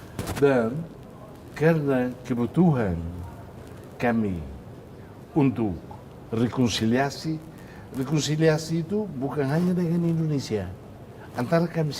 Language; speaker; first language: Indonesian; non-native, fluent; Tetum